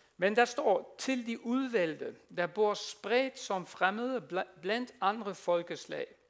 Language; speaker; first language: Danish; non-native, fluent; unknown